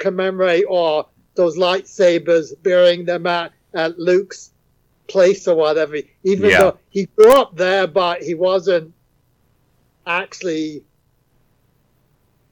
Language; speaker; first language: English; native; English